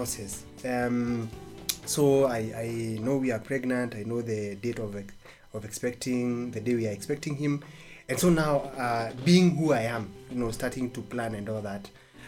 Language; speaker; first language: English; non-native, local second language; Embu